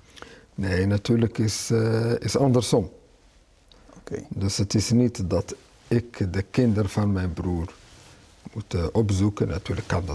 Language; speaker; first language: Dutch; early bilingual, other home language; Arabic